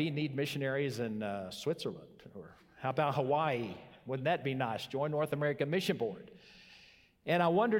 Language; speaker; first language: English; native; English